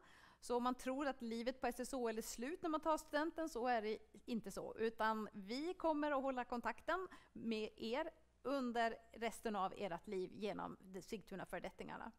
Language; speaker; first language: Swedish; native; Swedish